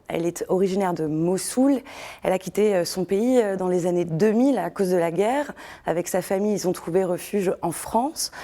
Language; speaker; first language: French; native; French